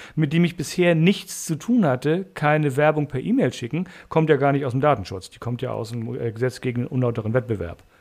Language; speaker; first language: German; native; German